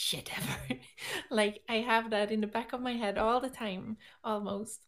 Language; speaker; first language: English; non-native, fluent; Swedish